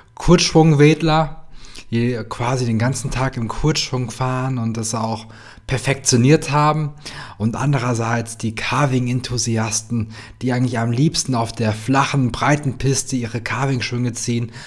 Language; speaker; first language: German; native; German